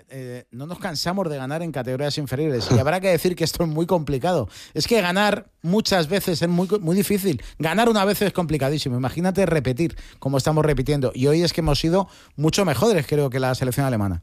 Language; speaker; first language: Spanish; native; Spanish